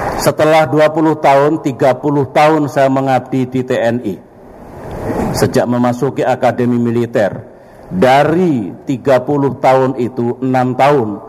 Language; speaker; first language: Indonesian; non-native, local second language; Javanese